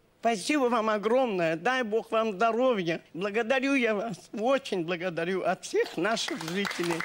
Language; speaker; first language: Russian; native; Russian